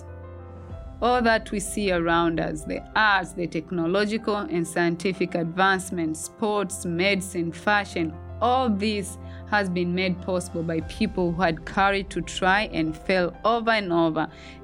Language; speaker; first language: English; non-native, local second language; Swahili